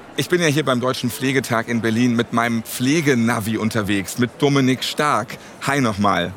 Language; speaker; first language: German; native; German